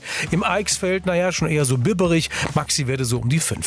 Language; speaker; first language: German; native; German